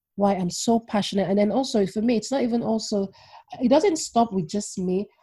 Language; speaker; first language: English; non-native, local second language; Yoruba